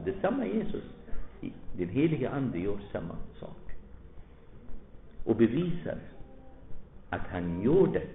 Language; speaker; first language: Swedish; non-native, fluent; Arabic